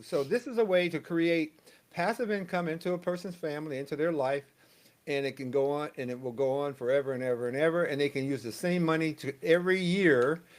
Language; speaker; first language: English; native; English